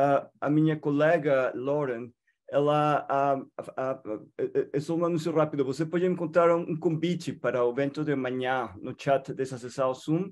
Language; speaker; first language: Portuguese; non-native, fluent; Spanish